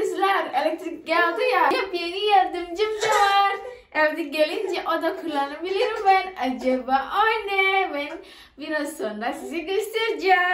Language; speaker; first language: Turkish; non-native, learner; Indonesian